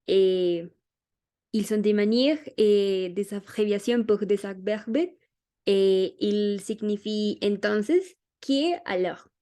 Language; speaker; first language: French; non-native, learner; Spanish